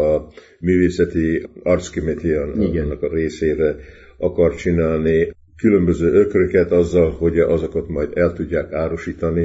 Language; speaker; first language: Hungarian; early bilingual, heritage; Hungarian